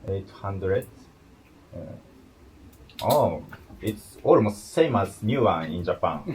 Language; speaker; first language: English; non-native, learner; Japanese